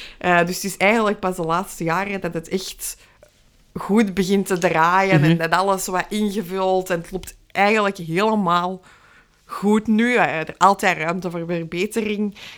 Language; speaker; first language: Dutch; native; Dutch